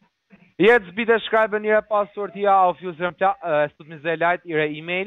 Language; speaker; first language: German; non-native, learner; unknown